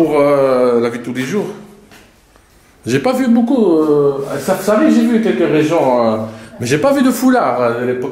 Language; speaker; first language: French; native; French